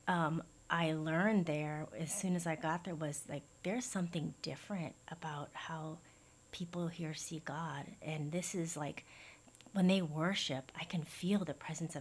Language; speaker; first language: English; native; English